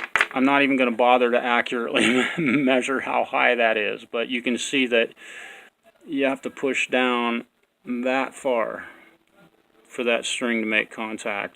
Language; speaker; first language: English; native; English